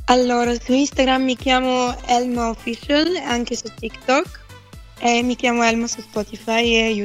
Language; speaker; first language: Italian; non-native, fluent; Bulgarian